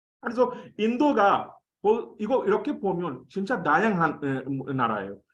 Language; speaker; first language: Korean; non-native, fluent; Hindi